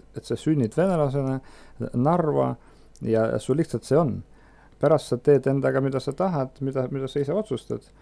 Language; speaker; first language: Estonian; non-native, local second language; Russian